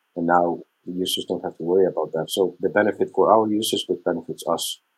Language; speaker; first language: English; non-native, fluent; Icelandic